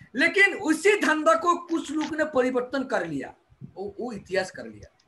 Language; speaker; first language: Hindi; non-native, local second language; Bangla